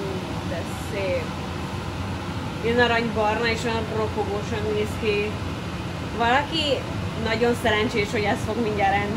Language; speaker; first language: Hungarian; early bilingual, heritage; English